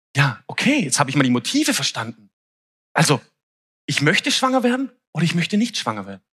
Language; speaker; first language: German; native; German